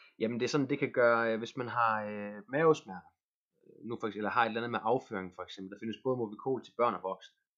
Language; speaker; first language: Danish; native; Danish